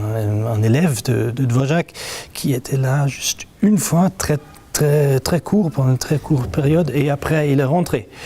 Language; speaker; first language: French; non-native, fluent; German